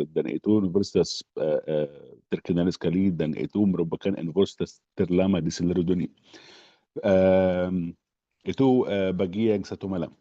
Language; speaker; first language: Indonesian; non-native, fluent; Arabic